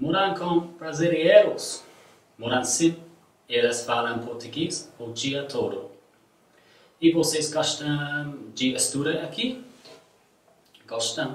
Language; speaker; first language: Portuguese; non-native, learner; English